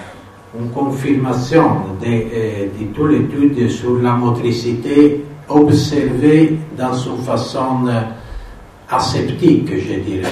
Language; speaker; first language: French; non-native, fluent; Italian